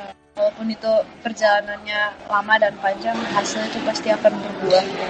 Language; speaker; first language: Indonesian; early bilingual, heritage; Indonesian